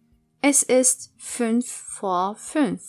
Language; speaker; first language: German; non-native, fluent; Turkish